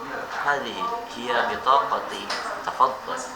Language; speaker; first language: Arabic; non-native, learner; Indonesian